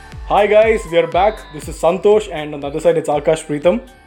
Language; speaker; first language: English; non-native, local second language; Tamil